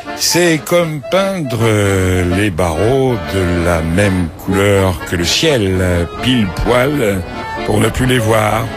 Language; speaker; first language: French; native; French